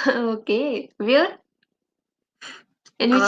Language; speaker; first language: English; non-native, learner; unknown